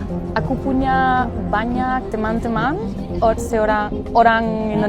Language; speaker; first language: Indonesian; non-native, learner; Spanish